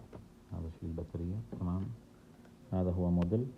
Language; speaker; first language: Arabic; non-native, learner; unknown